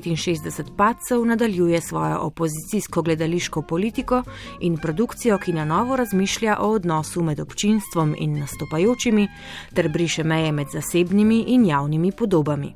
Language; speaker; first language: Slovenian; native; Slovenian